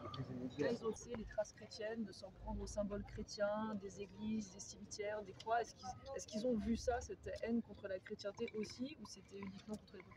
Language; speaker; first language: French; native; French